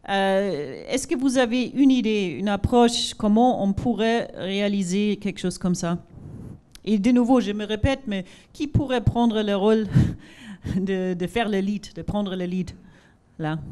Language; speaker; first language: French; non-native, fluent; German